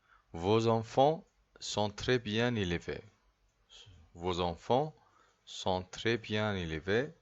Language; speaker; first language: French; non-native, fluent; Arabic